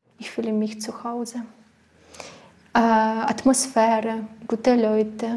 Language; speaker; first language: German; non-native, learner; Ukrainian